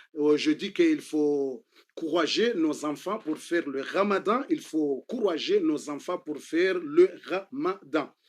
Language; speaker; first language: French; non-native, fluent; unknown